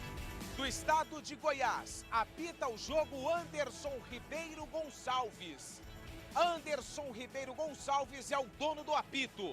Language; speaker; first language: Portuguese; native; Portuguese